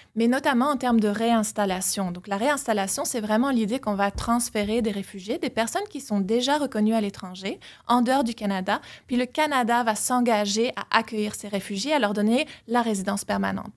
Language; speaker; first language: French; native; French